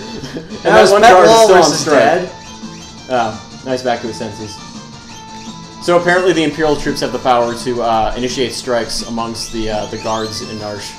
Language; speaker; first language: English; native; English